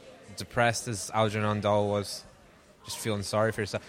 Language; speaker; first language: English; native; English